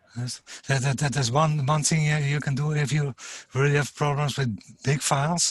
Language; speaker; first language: English; non-native, fluent; German